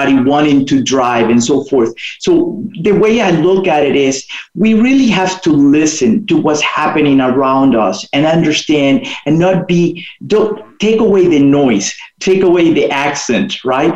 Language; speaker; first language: English; non-native, fluent; Spanish